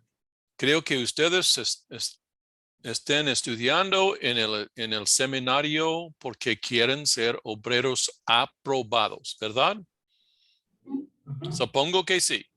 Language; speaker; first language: Spanish; non-native, fluent; English